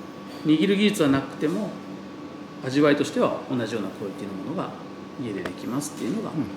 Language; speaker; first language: Japanese; native; Japanese